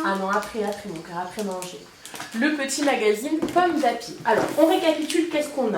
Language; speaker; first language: French; native; French